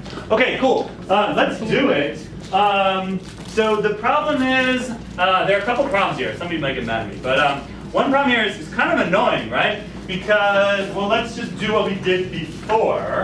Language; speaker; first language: English; native; English